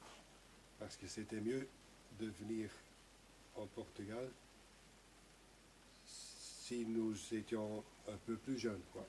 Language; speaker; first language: French; non-native, local second language; Dutch